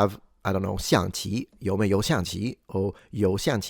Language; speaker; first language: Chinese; non-native, fluent; Italian